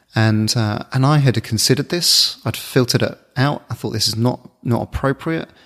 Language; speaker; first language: English; native; English